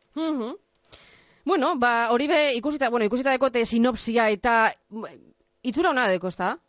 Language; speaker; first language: Basque; native; Basque